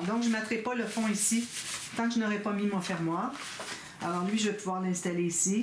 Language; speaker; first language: French; native; French